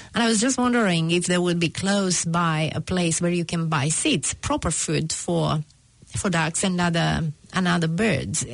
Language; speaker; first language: English; non-native, fluent; Romanian